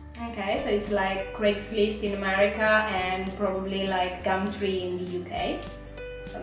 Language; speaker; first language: English; non-native, fluent; Italian